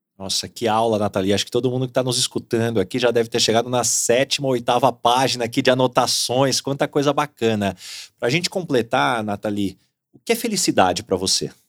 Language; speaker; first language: Portuguese; native; Portuguese